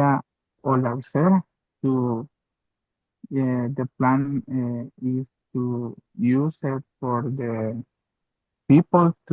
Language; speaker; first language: English; non-native, learner; Spanish